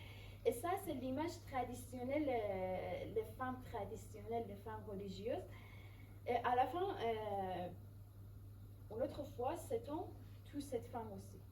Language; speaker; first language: French; non-native, fluent; Persian